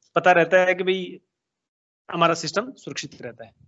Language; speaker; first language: Hindi; native; Hindi